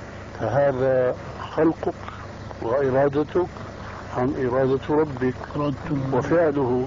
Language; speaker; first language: Arabic; early bilingual, other home language; Albanian